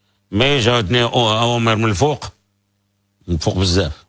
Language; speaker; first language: Arabic; native; Arabic